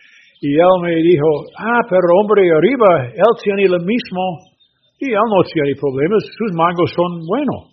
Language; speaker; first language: Spanish; non-native, learner; English